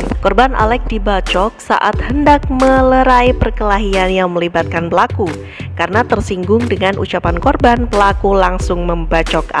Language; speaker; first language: Indonesian; native; Indonesian